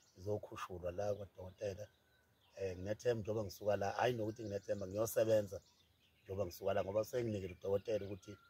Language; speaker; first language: Zulu; native; Zulu